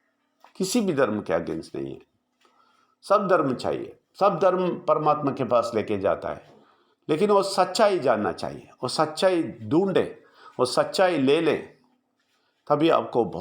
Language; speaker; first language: Hindi; non-native, local second language; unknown